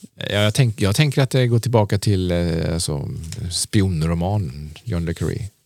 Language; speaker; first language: Swedish; native; Swedish